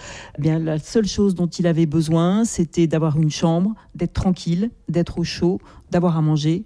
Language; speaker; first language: French; native; French